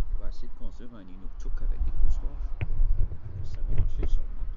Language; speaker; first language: French; native; French